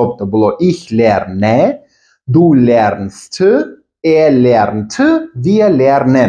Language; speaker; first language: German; non-native, fluent; Ukrainian